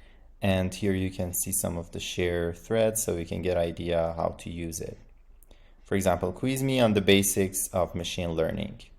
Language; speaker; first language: English; non-native, fluent; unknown